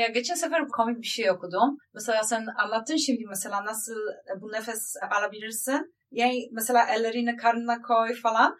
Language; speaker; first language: Turkish; non-native, learner; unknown